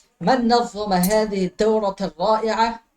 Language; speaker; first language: Arabic; non-native, fluent; Bangla